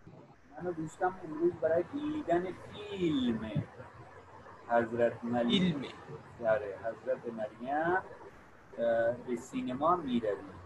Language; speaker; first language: Persian; non-native, fluent; Urdu